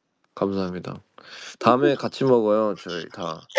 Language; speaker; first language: Korean; early bilingual, heritage; Korean